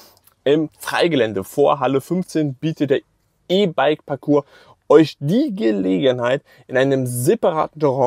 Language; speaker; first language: German; native; German